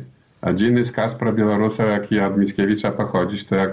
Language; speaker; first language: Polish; non-native, learner; Belarusian